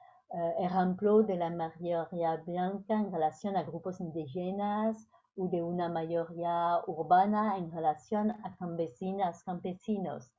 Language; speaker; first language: Spanish; non-native, fluent; French